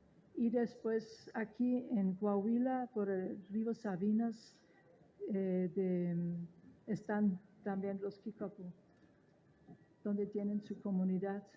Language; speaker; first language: Spanish; non-native, fluent; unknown